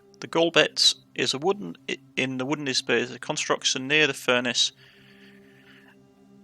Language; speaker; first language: English; native; English